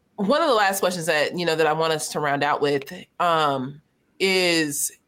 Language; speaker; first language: English; native; English